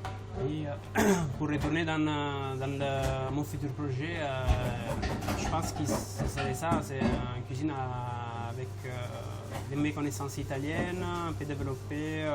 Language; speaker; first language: French; non-native, fluent; Italian